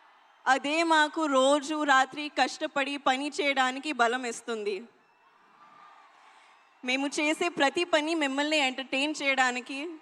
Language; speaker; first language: Telugu; non-native, learner; Hindi